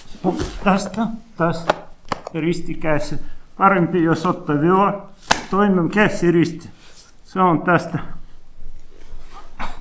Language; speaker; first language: Finnish; non-native, learner; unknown